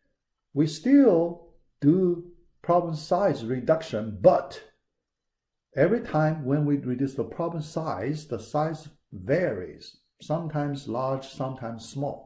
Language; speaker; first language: English; non-native, fluent; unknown